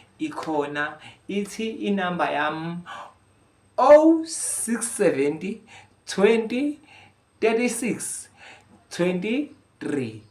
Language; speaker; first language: Zulu; non-native, local second language; Xhosa